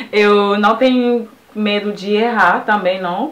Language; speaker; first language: Portuguese; non-native, fluent; French